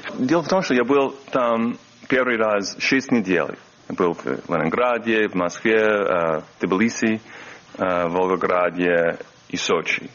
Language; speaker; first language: Russian; non-native, learner; English